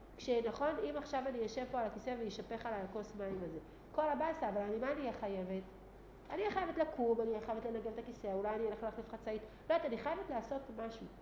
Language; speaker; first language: Hebrew; native; Hebrew